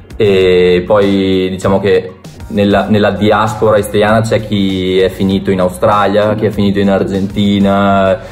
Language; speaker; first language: Italian; native; Italian